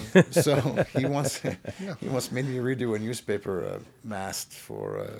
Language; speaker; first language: English; early bilingual, other home language; French